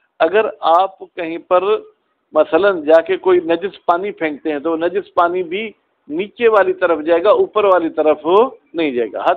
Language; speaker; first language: Urdu; non-native, local second language; Sindhi